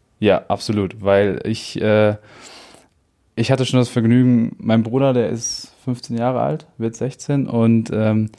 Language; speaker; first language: German; native; German